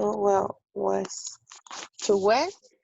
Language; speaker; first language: English; non-native, learner; Spanish